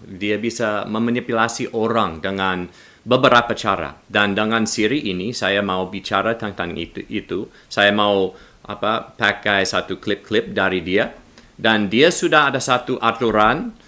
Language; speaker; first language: Indonesian; non-native, learner; English